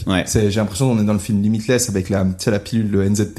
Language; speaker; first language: French; native; French